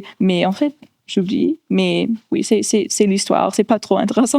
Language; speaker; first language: French; non-native, local second language; English